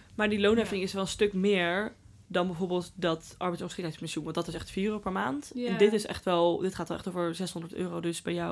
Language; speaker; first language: Dutch; native; Dutch